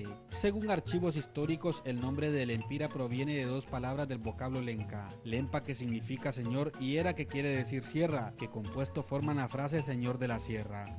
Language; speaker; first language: Spanish; native; Spanish